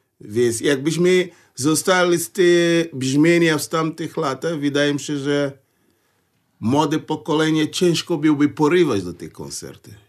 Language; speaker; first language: Polish; non-native, fluent; Portuguese